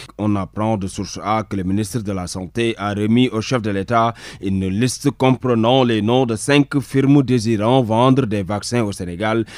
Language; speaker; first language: French; non-native, local second language; Wolof